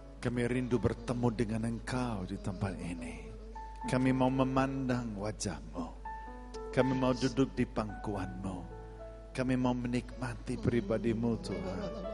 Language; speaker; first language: Indonesian; non-native, fluent; English